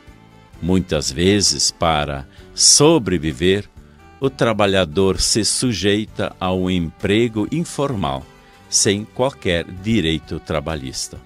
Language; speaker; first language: Portuguese; native; Portuguese